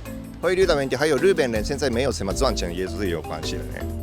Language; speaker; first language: Chinese; non-native, fluent; Japanese